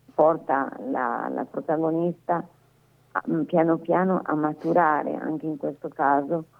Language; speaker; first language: Italian; native; Italian